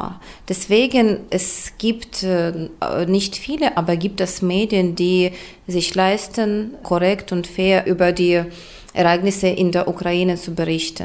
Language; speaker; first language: German; non-native, fluent; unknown